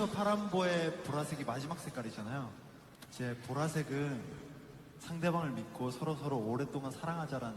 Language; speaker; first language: Korean; native; Korean